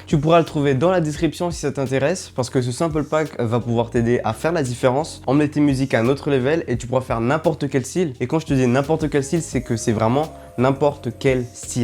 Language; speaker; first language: French; native; French